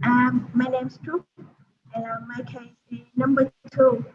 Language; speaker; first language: English; non-native, learner; Vietnamese